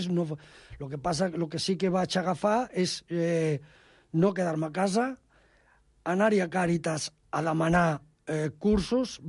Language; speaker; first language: Catalan; non-native, local second language; Spanish